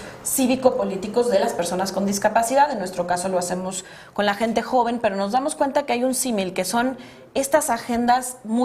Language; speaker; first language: Spanish; native; Spanish